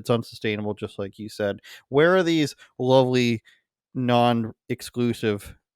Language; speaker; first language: English; native; English